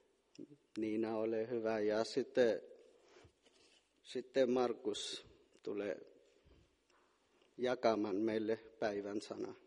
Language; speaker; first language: Finnish; non-native, fluent; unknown